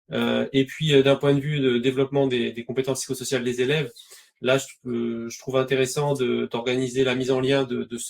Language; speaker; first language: French; native; French